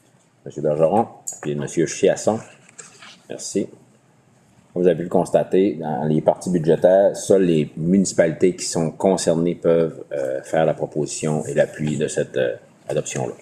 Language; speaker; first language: French; native; French